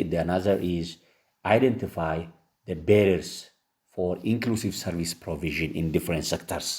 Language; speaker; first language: English; non-native, local second language; Amharic